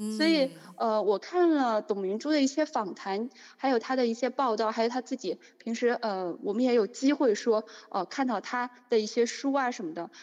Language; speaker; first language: Chinese; native; Chinese